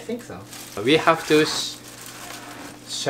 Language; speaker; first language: English; non-native, learner; Japanese